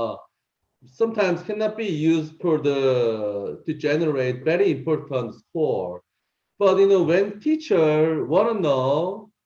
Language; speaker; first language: English; non-native, learner; Korean